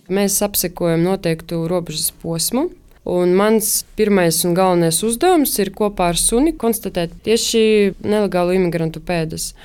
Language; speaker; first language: Latvian; native; Latvian